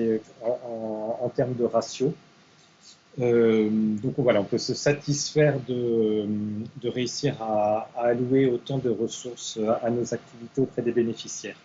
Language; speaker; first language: French; native; French